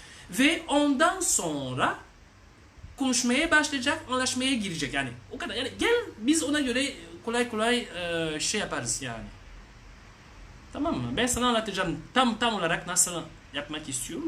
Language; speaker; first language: Turkish; non-native, learner; French